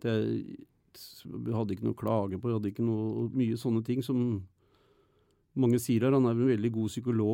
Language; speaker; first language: Norwegian; native; Norwegian